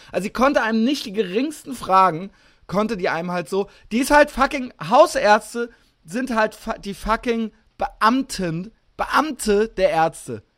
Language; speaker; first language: German; native; German